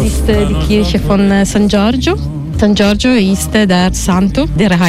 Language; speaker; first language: German; non-native, learner; Italian